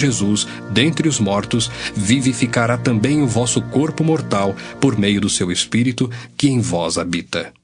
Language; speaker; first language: Portuguese; native; Portuguese